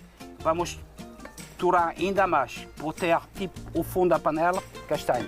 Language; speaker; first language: Portuguese; non-native, learner; French